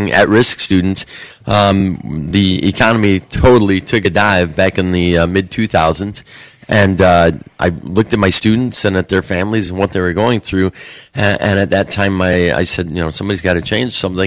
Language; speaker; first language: English; native; English